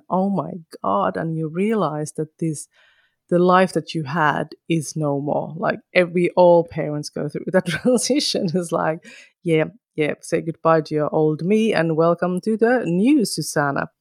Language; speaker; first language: English; non-native, fluent; Finnish